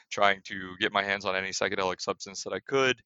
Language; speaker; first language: English; native; English